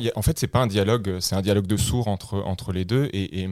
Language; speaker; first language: French; native; French